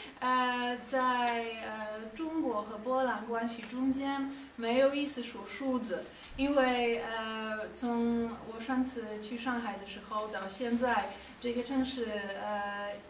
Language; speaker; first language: Chinese; non-native, fluent; Polish